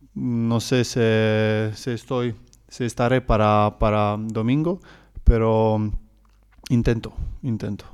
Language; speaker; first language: Spanish; non-native, learner; Croatian